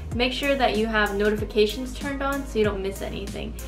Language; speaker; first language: English; native; English